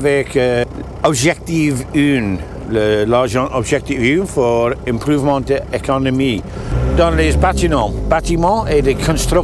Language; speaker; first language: French; non-native, learner; English